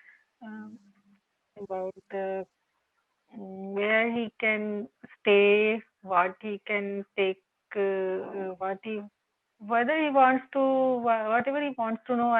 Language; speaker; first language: English; non-native, local second language; Hindi